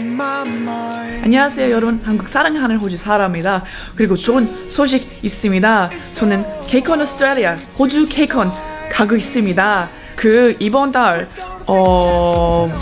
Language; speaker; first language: Korean; non-native, learner; English